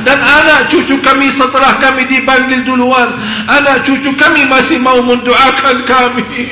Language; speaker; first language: Indonesian; non-native, fluent; Arabic